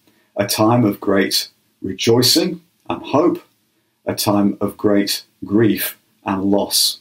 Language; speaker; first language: English; native; English